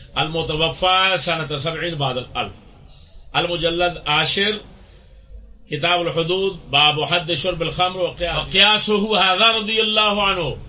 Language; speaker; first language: Arabic; non-native, fluent; Urdu